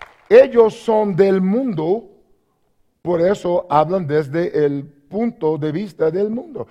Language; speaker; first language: Spanish; non-native, learner; English